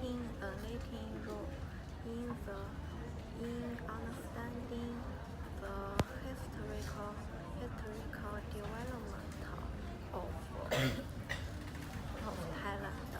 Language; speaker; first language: English; non-native, learner; Chinese